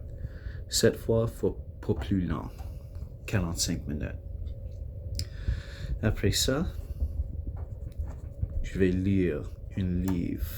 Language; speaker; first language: French; non-native, local second language; English